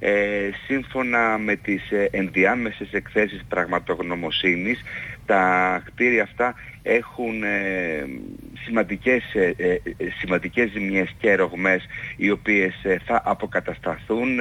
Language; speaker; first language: Greek; native; Greek